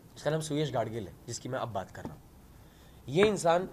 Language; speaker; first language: Hindi; native; Hindi